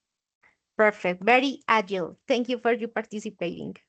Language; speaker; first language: English; non-native, learner; Spanish